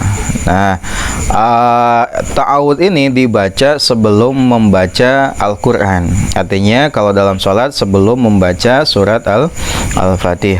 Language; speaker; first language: Indonesian; non-native, local second language; Sundanese